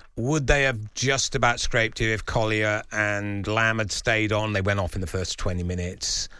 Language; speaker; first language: English; native; English